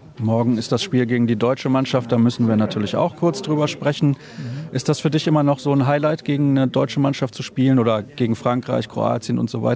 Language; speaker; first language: German; native; German